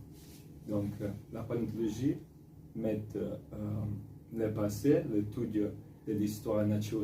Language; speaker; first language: French; non-native, fluent; Italian